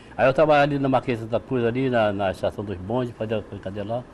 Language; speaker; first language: Portuguese; native; Portuguese